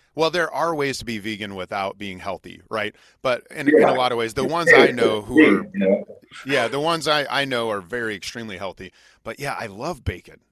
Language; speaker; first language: English; native; English